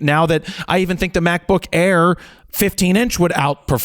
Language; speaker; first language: English; native; English